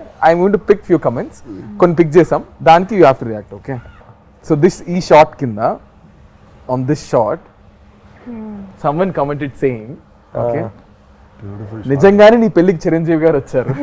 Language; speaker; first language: Telugu; native; Telugu